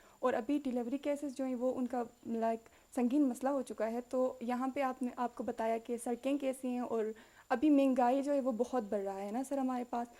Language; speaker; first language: Urdu; non-native, local second language; Khowar